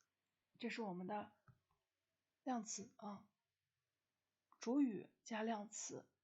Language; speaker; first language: Chinese; non-native, fluent; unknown